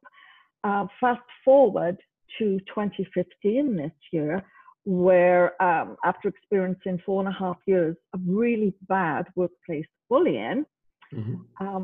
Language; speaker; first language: English; native; English